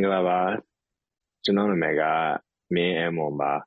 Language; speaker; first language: Burmese; early bilingual, heritage; Burmese